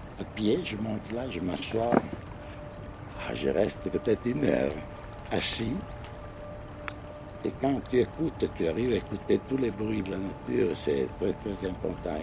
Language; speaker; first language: French; non-native, local second language; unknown